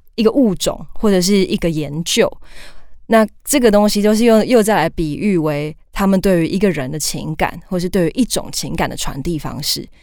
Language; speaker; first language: Chinese; native; Chinese